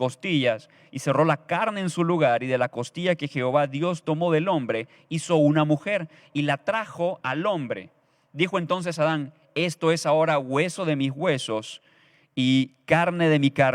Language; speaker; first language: Spanish; native; Spanish